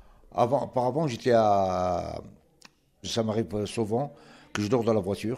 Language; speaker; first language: French; non-native, local second language; Arabic